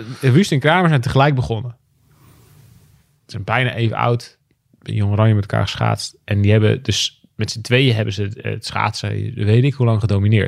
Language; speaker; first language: Dutch; native; Dutch